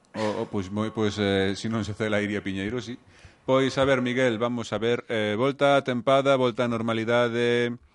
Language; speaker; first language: Galician; native; Galician